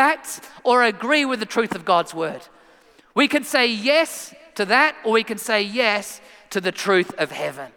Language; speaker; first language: English; native; English